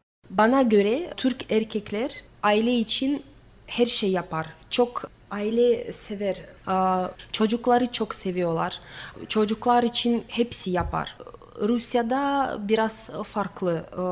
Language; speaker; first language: Turkish; non-native, learner; Russian